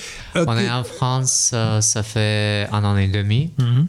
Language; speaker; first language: French; non-native, fluent; Russian